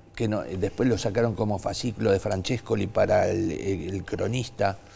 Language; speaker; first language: Spanish; native; Spanish